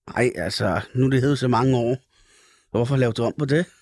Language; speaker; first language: Danish; native; Danish